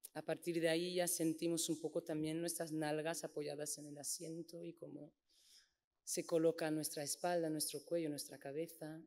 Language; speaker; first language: Spanish; non-native, fluent; English